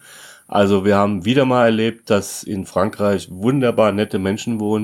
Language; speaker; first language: German; native; German